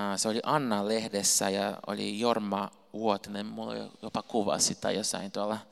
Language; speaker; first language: Finnish; non-native, fluent; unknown